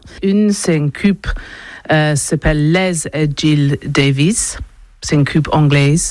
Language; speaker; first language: French; non-native, learner; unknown